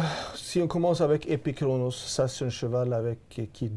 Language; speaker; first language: French; non-native, fluent; Swedish